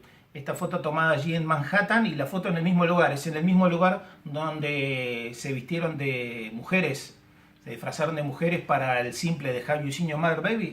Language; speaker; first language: Spanish; native; Spanish